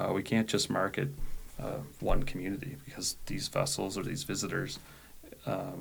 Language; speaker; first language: English; native; English